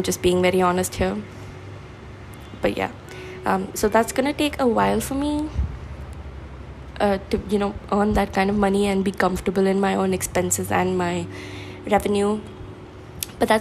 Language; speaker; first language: English; non-native, local second language; Hindi